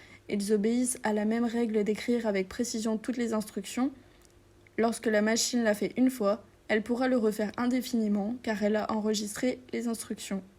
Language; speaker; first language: French; native; French